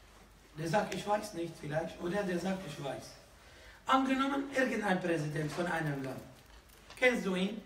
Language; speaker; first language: German; non-native, fluent; Arabic